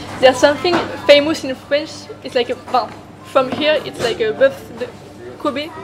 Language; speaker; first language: English; non-native, learner; French